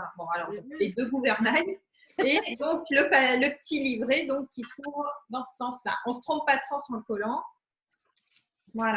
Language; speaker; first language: French; native; French